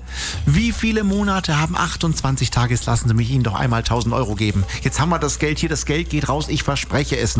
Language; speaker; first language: German; native; German